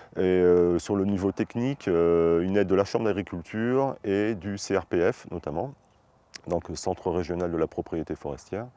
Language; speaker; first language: French; native; French